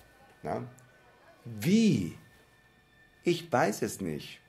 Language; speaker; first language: German; non-native, fluent; Italian